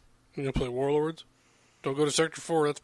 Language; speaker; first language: English; native; English